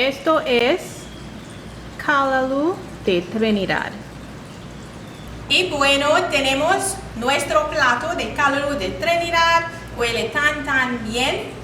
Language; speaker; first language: Spanish; non-native, learner; English